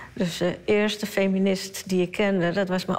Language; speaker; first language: Dutch; early bilingual, other home language; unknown